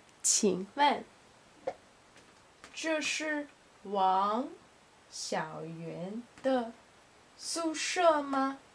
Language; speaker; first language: Chinese; non-native, learner; English